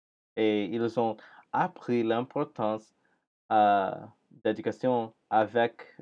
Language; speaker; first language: French; non-native, learner; English